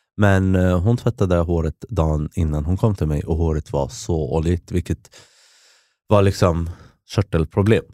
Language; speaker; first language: Swedish; early bilingual, other home language; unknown